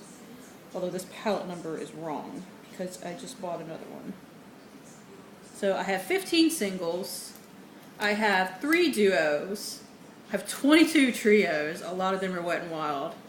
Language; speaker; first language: English; native; English